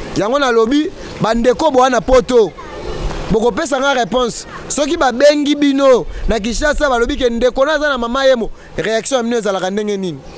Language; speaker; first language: Lingala; native; Lingala